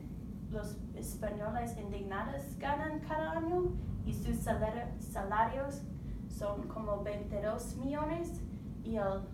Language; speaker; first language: Spanish; non-native, learner; English